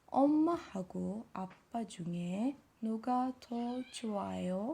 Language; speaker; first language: Korean; non-native, fluent; Turkish